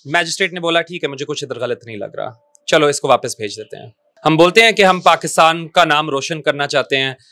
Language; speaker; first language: Urdu; non-native, local second language; Punjabi